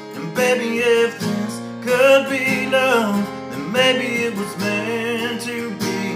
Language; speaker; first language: English; native; English